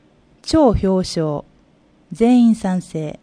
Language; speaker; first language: Japanese; native; Japanese